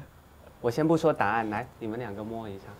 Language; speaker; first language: Chinese; native; Chinese